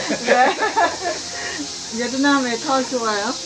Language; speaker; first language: Korean; non-native, learner; Lao